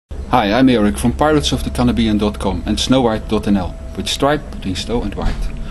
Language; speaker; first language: English; non-native, fluent; Dutch